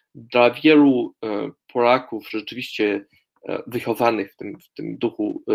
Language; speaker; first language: Polish; non-native, fluent; Russian